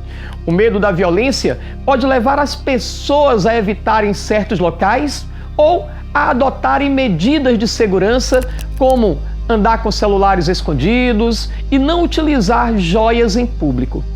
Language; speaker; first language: Portuguese; native; Portuguese